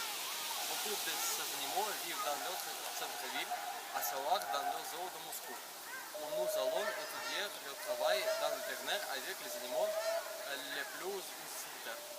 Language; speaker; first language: French; non-native, learner; Russian